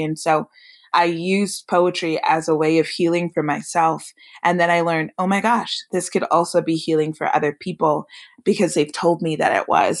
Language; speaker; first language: English; native; English